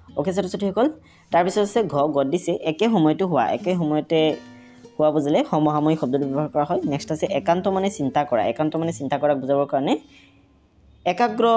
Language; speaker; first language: Assamese; native; Assamese